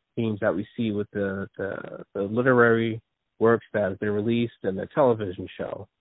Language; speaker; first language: English; native; English